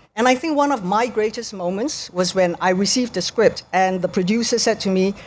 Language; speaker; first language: English; native; English